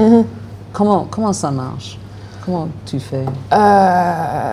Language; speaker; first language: French; non-native, learner; English